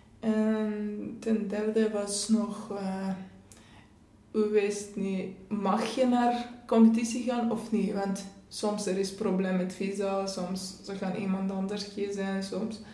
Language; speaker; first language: Dutch; non-native, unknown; Persian